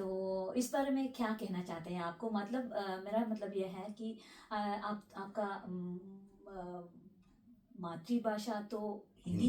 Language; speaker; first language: Hindi; non-native, fluent; Sinhala